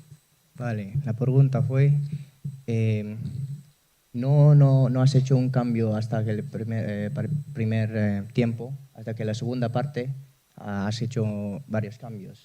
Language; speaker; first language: Spanish; non-native, fluent; Indonesian